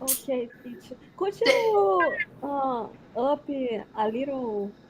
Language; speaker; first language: English; non-native, learner; Portuguese